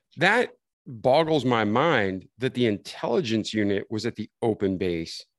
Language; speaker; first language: English; native; English